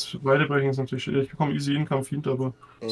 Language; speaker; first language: German; native; German